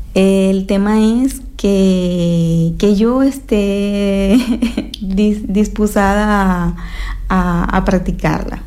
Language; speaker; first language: Catalan; non-native, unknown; Spanish